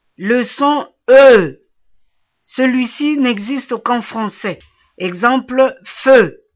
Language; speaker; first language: French; non-native, local second language; Swahili